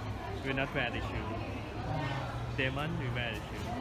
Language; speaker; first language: English; non-native, learner; Thai